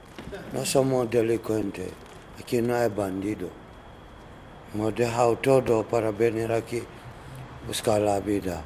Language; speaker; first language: Spanish; non-native, learner; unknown